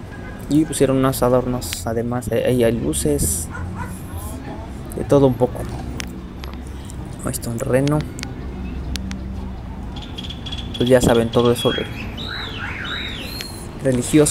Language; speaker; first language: Spanish; native; Spanish